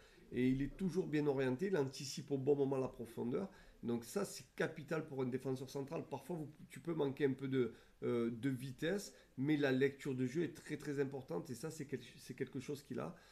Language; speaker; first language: French; native; French